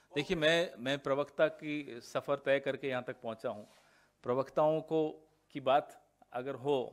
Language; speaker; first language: Hindi; native; Hindi